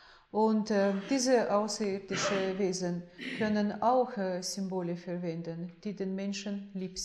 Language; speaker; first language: German; non-native, fluent; Russian